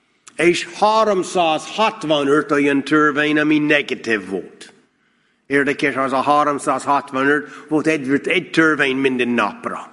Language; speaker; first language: Hungarian; non-native, fluent; English